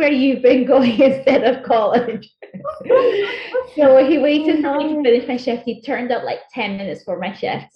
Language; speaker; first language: English; non-native, local second language; Nyanja